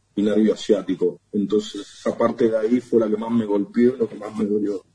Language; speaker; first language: Spanish; native; Spanish